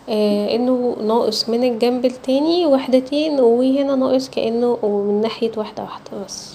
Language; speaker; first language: Arabic; native; Arabic